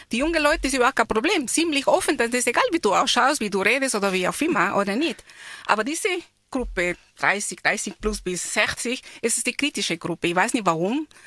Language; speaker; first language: German; non-native, fluent; Spanish